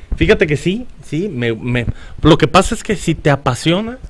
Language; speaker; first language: Spanish; native; Spanish